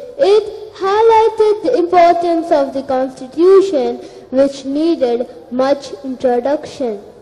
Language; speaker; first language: English; non-native, local second language; Tamil